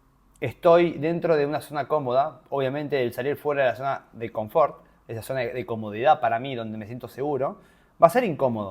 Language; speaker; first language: Spanish; native; Spanish